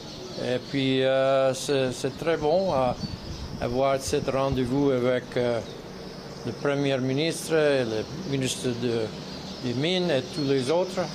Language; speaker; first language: French; non-native, learner; English